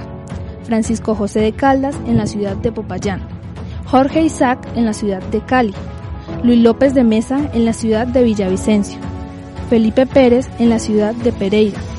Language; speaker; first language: Spanish; native; Spanish